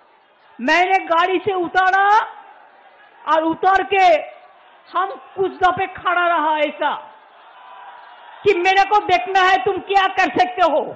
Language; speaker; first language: Hindi; non-native, local second language; Bangla